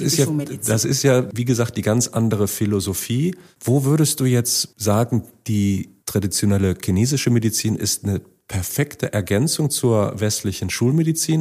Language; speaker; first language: German; native; German